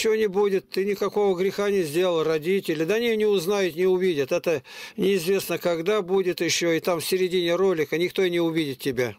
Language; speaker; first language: Russian; native; Russian